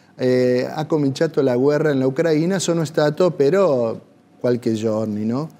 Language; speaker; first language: Italian; non-native, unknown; Spanish